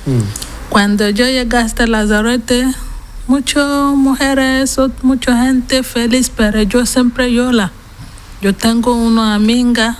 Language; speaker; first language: Spanish; non-native, learner; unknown